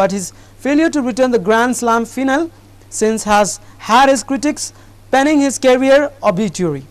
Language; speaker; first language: English; non-native, local second language; Urdu